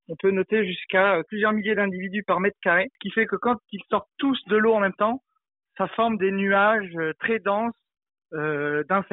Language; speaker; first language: French; native; French